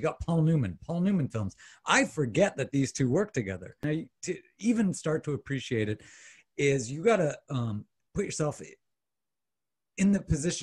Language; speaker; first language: English; native; English